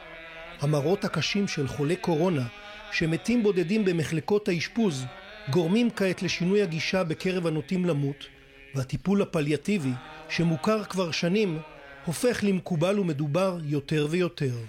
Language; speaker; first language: Hebrew; native; Hebrew